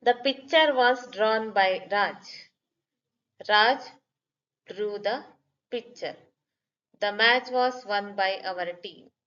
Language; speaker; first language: English; non-native, local second language; Kannada